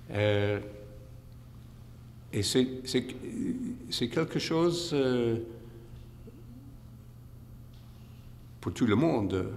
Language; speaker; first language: French; non-native, fluent; English